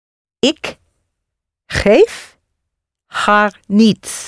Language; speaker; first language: Dutch; non-native, learner; English